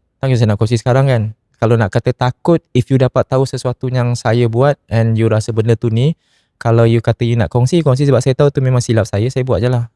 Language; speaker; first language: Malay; native; Malay